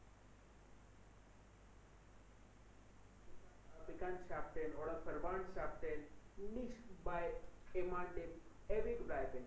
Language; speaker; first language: German; non-native, learner; Hindi